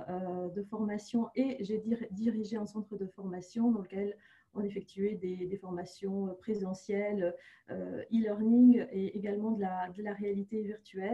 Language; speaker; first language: French; native; French